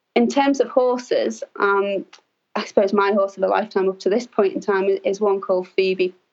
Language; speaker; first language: English; native; English